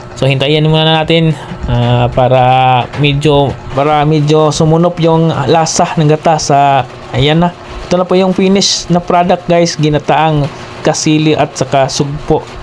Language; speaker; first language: Filipino; non-native, local second language; Cebuano